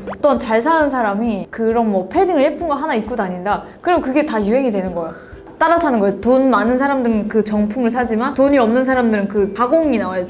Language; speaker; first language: Korean; native; Korean